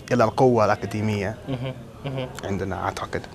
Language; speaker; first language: Arabic; non-native, fluent; English